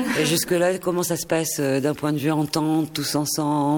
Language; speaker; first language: French; native; French